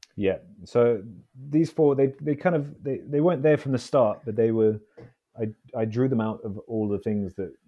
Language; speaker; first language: English; native; English